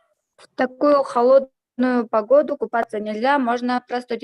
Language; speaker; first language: Russian; native; Russian